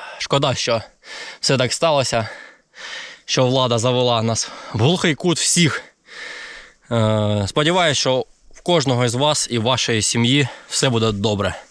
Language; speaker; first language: Ukrainian; non-native, local second language; Russian